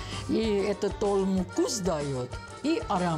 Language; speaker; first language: Russian; non-native, learner; Armenian